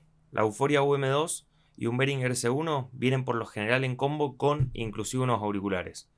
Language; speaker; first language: Spanish; native; Spanish